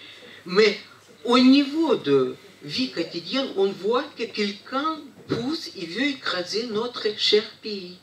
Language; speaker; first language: French; non-native, fluent; Russian